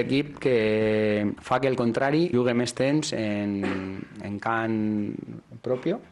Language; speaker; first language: Catalan; non-native, learner; Spanish